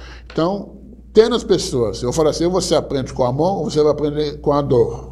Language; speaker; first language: Portuguese; non-native, fluent; Hebrew